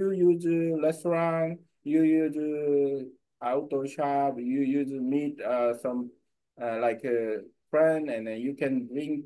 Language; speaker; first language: English; non-native, learner; Korean